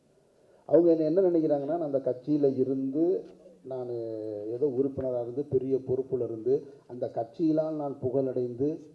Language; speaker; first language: Tamil; native; Tamil